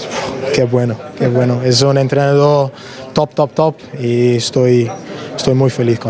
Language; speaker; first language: Spanish; non-native, learner; English